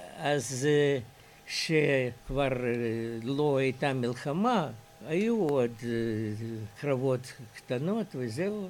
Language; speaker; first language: Hebrew; non-native, fluent; Russian